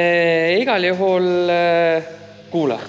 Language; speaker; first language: Estonian; native; Estonian